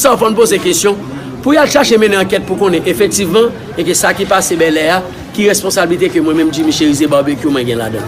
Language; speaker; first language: Haitian Creole; native; Haitian Creole